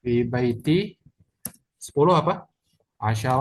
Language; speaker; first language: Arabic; non-native, fluent; Indonesian